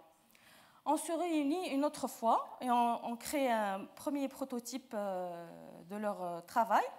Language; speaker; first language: French; non-native, local second language; Arabic